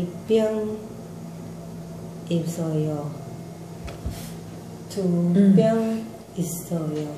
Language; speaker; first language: Korean; non-native, learner; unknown